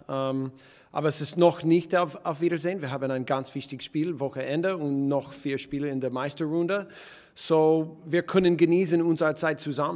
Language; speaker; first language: German; non-native, fluent; English